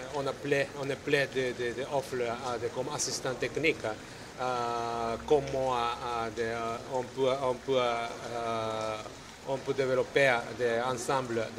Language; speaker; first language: French; non-native, learner; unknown